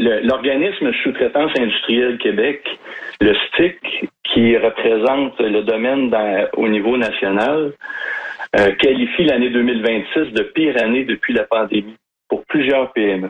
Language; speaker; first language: French; native; French